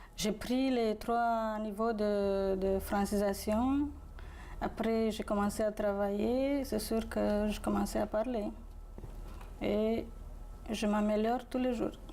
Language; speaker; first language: French; non-native, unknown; Romanian